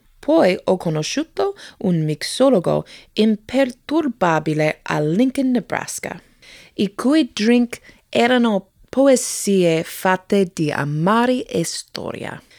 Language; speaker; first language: Italian; non-native, fluent; English